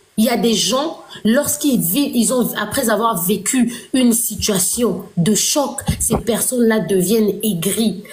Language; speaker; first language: French; non-native, local second language; Lingala